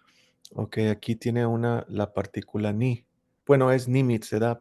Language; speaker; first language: Spanish; early bilingual, heritage; English